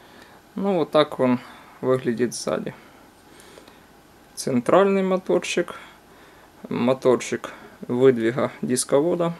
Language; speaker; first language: Russian; non-native, local second language; Ukrainian